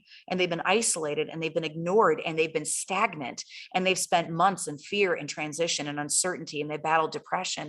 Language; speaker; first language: English; native; English